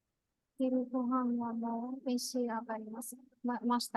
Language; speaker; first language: Japanese; non-native, learner; Bangla